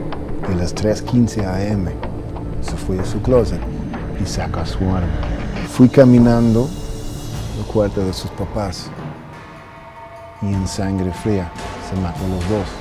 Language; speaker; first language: Spanish; early bilingual, heritage; English